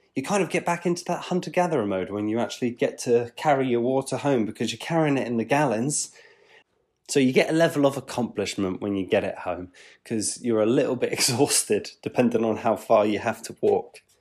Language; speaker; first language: English; native; English